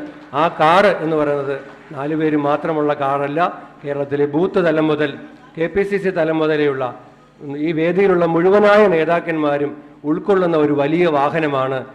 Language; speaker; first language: Malayalam; native; Malayalam